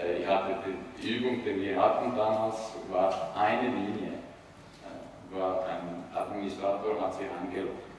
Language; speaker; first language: German; non-native, fluent; Italian